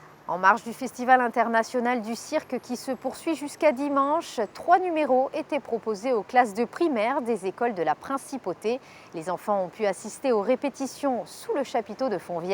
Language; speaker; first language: French; native; French